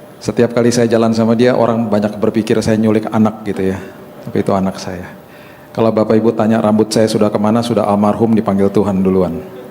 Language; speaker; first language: Indonesian; native; Indonesian